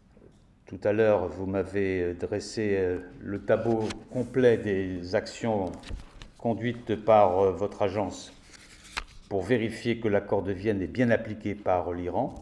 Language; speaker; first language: French; native; French